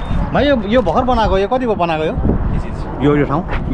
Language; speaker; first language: Nepali; native; Nepali